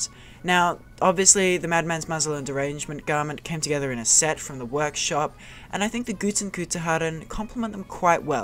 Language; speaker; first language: English; native; English